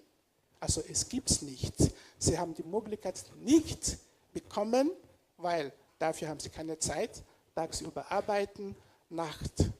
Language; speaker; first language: German; non-native, fluent; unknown